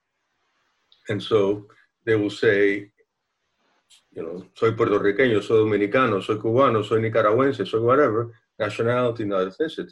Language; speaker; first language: English; non-native, fluent; Spanish